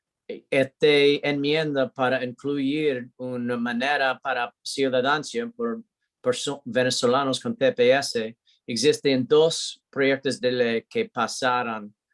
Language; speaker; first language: Spanish; non-native, learner; English